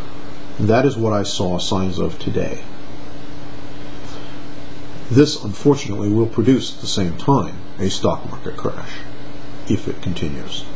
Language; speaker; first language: English; native; English